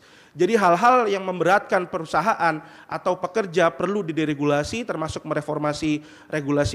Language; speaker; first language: Indonesian; native; Indonesian